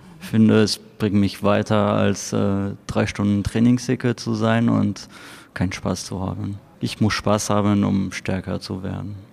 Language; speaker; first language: German; non-native, fluent; French